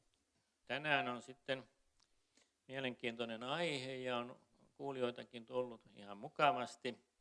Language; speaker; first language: Finnish; native; Finnish